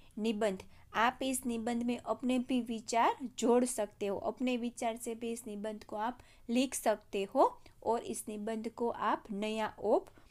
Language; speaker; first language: Hindi; non-native, local second language; Gujarati